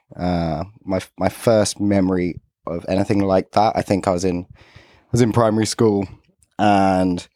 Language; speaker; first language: English; native; English